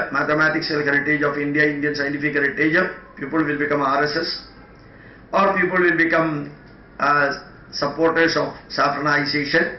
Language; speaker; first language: English; non-native, local second language; Malayalam